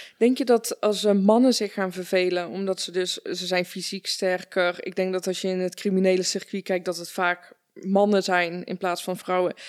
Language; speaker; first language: Dutch; early bilingual, other home language; Persian